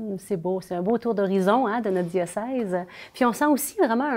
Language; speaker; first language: French; native; French